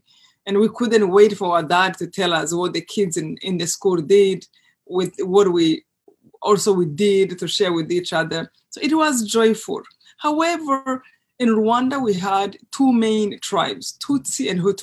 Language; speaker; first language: English; non-native, local second language; Kinyarwanda